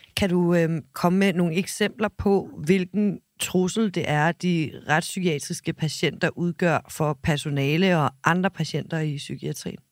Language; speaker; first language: Danish; native; Danish